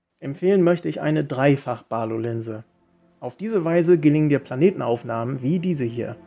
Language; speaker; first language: German; native; German